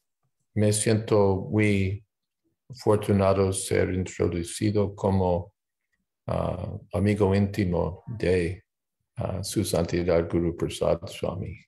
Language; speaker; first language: Spanish; non-native, fluent; English